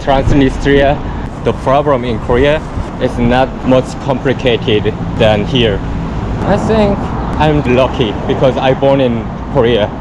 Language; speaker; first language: English; non-native, learner; Korean